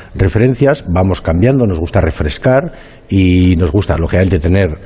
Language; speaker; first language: Spanish; native; Spanish